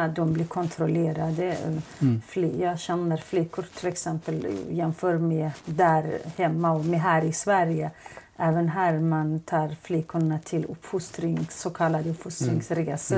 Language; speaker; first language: Swedish; non-native, fluent; Kurdish